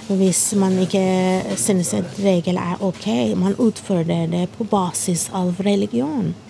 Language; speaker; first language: Norwegian; non-native, fluent; Persian